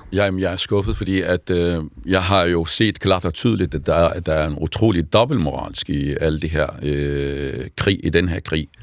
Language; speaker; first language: Danish; non-native, fluent; Arabic